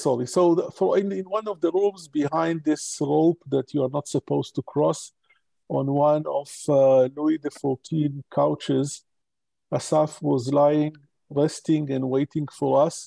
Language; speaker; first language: English; non-native, local second language; Hebrew